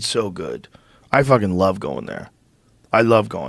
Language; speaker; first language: English; native; English